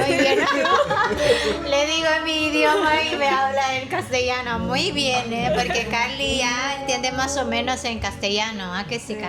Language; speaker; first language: Spanish; non-native, fluent; Filipino